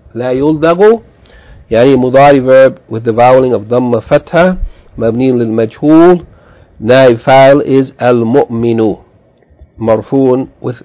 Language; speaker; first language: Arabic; non-native, fluent; English